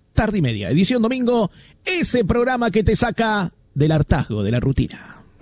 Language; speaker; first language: Spanish; native; Spanish